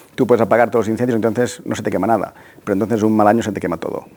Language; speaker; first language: Spanish; native; Spanish